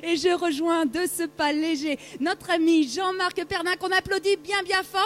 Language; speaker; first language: French; native; French